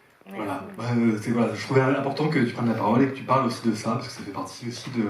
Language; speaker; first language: French; native; French